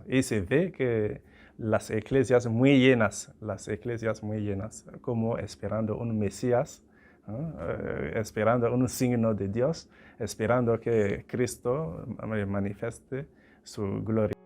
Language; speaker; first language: Spanish; non-native, fluent; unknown